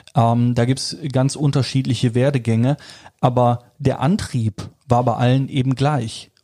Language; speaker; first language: German; native; German